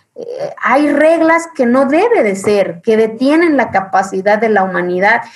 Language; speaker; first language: Spanish; early bilingual, other home language; Zapotec